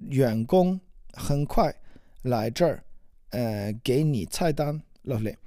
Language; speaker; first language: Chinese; non-native, learner; English